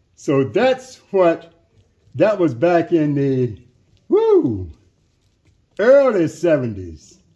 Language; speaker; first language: English; native; English